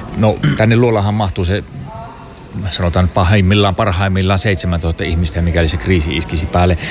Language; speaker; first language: Finnish; native; Finnish